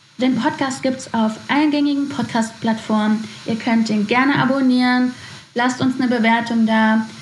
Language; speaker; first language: German; native; German